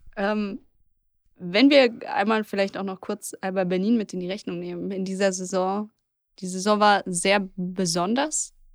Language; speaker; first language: German; native; German